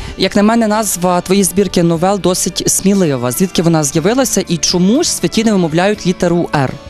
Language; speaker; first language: Ukrainian; native; Ukrainian